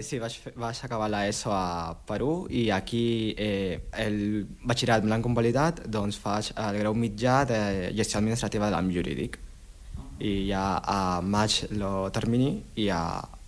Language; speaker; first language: Catalan; non-native, learner; Spanish